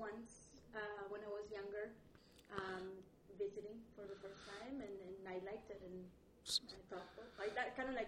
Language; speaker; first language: English; non-native, fluent; Spanish